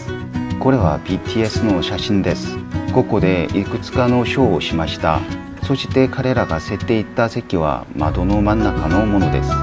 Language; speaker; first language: Japanese; non-native, learner; Korean